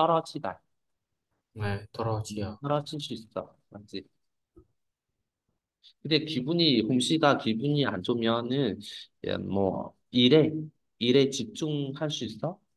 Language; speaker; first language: Korean; non-native, fluent; Vietnamese